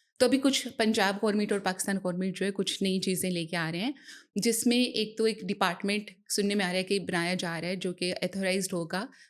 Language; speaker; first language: Urdu; native; Urdu